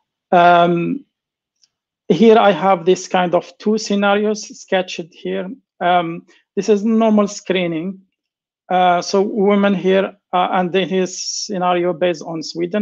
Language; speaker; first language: English; non-native, fluent; Arabic